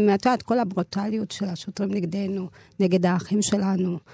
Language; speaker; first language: Hebrew; early bilingual, other home language; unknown